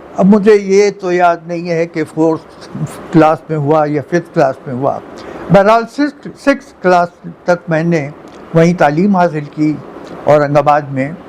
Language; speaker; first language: Urdu; native; Urdu